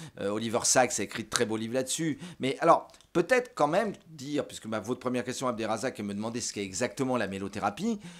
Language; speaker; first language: French; native; French